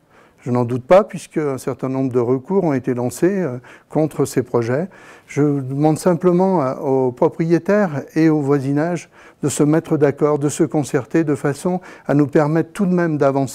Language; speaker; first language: French; native; French